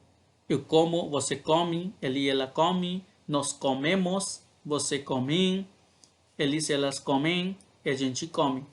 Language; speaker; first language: Portuguese; non-native, learner; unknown